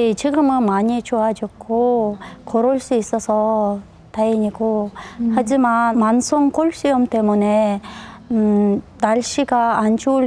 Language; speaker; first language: Korean; non-native, learner; Kyrgyz